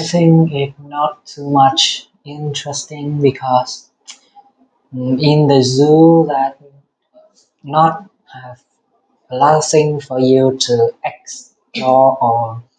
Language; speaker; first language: English; non-native, learner; Vietnamese